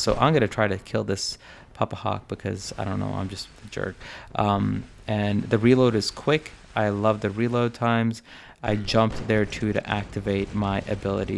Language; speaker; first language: English; native; English